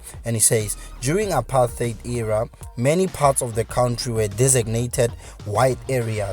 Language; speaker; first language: English; non-native, local second language; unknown